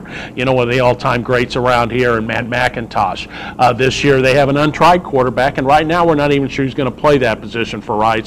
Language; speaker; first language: English; native; English